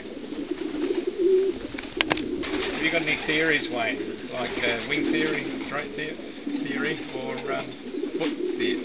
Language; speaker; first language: English; native; English